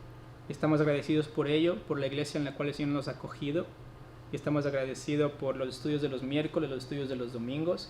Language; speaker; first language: Spanish; native; Spanish